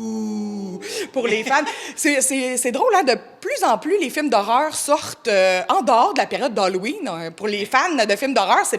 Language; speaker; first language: French; native; French